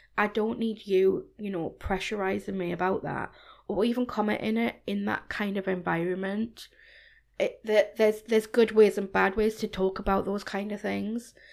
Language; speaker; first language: English; native; English